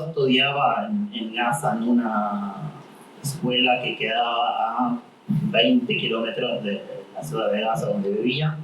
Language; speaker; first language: Spanish; non-native, fluent; Arabic